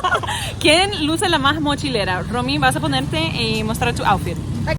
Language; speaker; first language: Spanish; non-native, learner; English